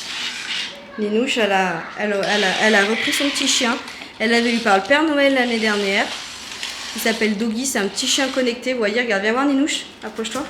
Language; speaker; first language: French; native; French